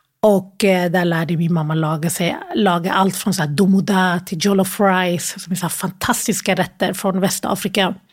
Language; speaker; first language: Swedish; early bilingual, other home language; Arabic